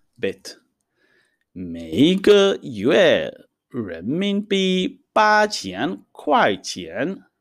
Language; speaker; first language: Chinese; non-native, fluent; Hebrew